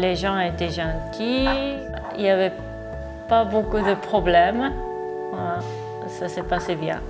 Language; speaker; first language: French; non-native, fluent; Japanese